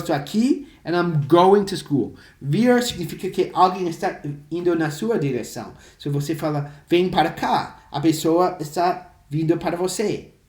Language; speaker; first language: Portuguese; non-native, fluent; English